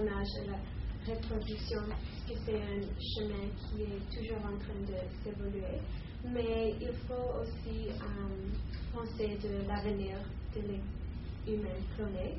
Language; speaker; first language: French; non-native, learner; English